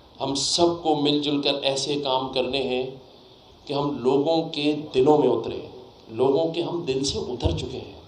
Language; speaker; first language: Urdu; native; Urdu